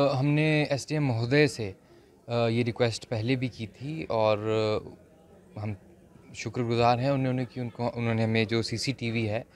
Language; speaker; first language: Hindi; native; Hindi